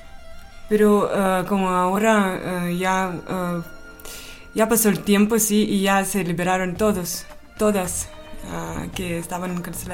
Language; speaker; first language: Spanish; non-native, fluent; Russian